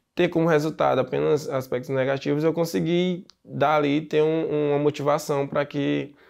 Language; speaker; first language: Portuguese; native; Portuguese